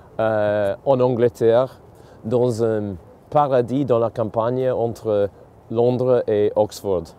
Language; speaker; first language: French; non-native, fluent; English